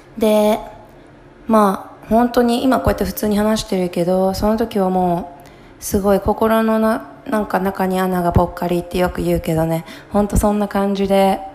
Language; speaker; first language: Japanese; native; Japanese